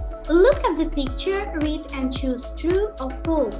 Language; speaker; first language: English; non-native, fluent; Ukrainian